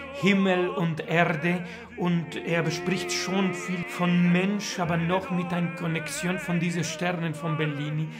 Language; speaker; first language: German; non-native, fluent; Spanish